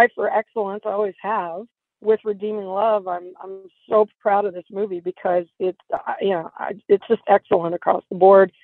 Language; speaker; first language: English; native; English